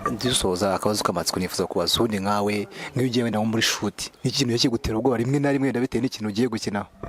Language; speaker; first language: Kinyarwanda; native; Kinyarwanda